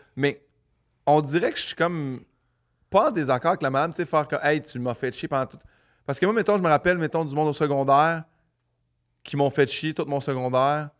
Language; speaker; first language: French; native; French